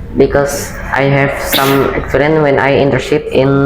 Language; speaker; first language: English; non-native, learner; Indonesian